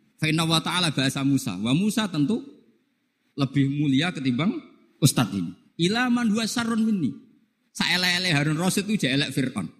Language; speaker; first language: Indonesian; non-native, local second language; Javanese